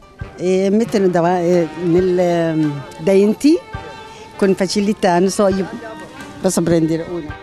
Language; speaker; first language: Italian; non-native, learner; Arabic